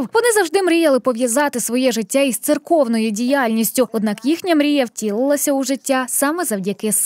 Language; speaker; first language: Ukrainian; native; Ukrainian